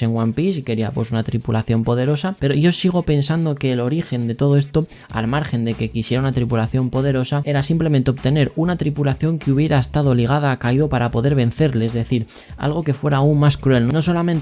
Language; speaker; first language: Spanish; native; Spanish